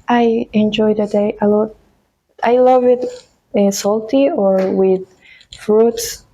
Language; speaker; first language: English; non-native, fluent; Spanish